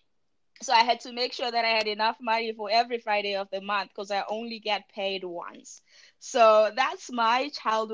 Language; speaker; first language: English; non-native, local second language; Shona